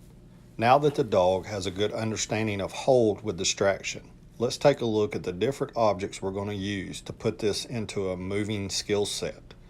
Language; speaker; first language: English; native; English